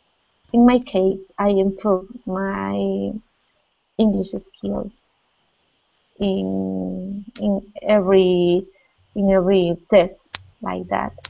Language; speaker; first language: English; non-native, learner; Spanish